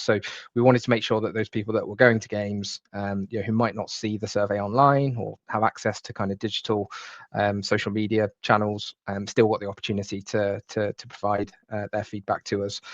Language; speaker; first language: English; native; English